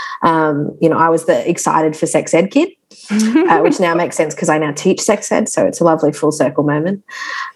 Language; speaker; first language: English; native; English